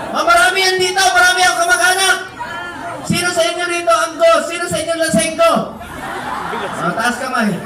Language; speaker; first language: Filipino; non-native, local second language; Cebuano